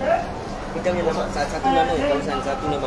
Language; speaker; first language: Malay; non-native, local second language; Tamil